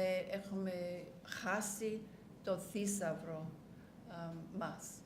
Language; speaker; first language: Greek; non-native, learner; English